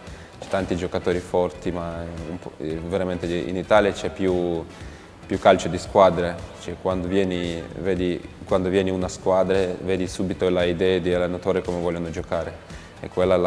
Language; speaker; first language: Italian; non-native, fluent; Ukrainian